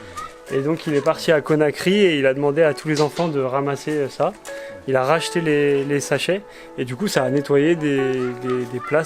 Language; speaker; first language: French; native; French